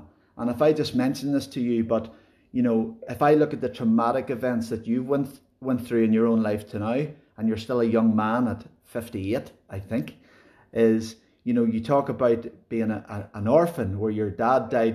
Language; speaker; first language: English; native; English